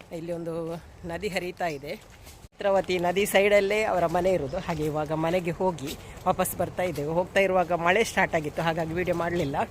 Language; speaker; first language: Kannada; non-native, local second language; Konkani